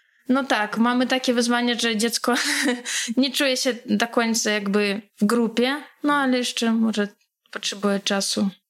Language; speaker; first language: Polish; non-native, fluent; Russian